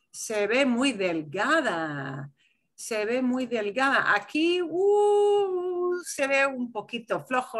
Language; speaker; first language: Spanish; non-native, fluent; English